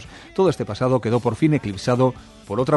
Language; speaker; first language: Spanish; native; Spanish